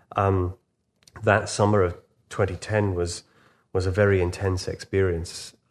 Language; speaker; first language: English; native; English